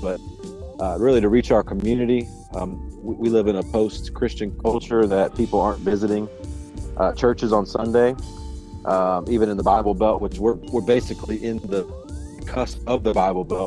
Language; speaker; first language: English; native; English